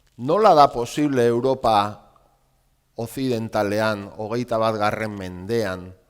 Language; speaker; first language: Basque; native; Basque